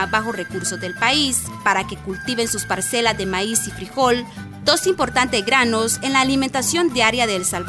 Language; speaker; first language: Spanish; native; Spanish